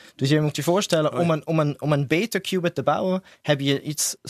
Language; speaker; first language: Dutch; non-native, fluent; Swiss German